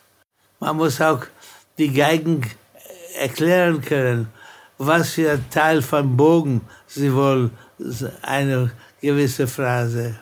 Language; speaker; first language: German; non-native, fluent; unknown